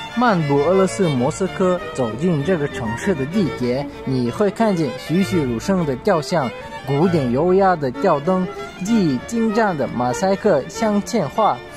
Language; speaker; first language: Chinese; non-native, fluent; Russian